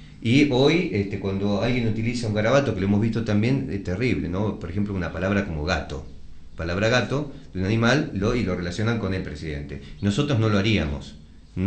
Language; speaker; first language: Spanish; native; Spanish